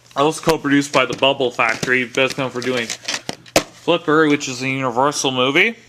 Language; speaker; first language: English; native; English